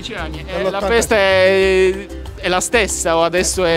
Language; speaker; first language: Italian; non-native, learner; Polish